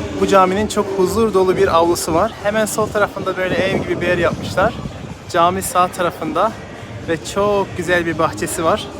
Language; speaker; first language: Turkish; native; Turkish